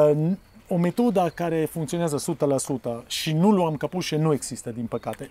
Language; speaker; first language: Romanian; non-native, fluent; Italian